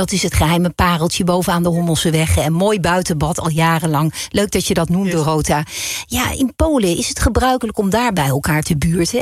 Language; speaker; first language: Dutch; native; Dutch